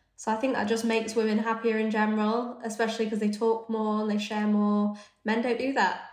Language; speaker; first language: English; native; English